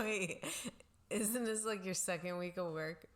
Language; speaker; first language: English; non-native, local second language; Spanish